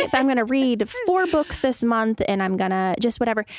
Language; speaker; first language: English; native; English